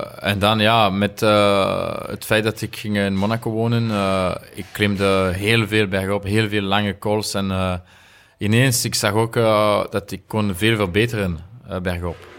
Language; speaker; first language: Dutch; non-native, local second language; French